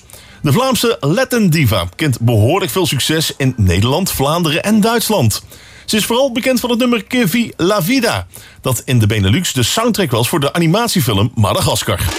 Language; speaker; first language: Dutch; native; Dutch